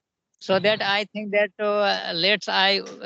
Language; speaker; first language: English; non-native, learner; Hindi